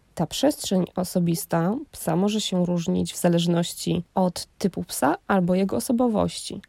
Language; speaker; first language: Polish; native; Polish